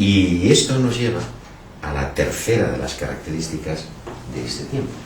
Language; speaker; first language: Spanish; native; Spanish